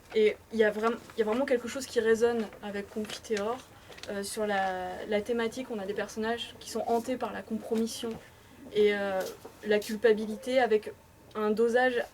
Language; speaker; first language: French; native; French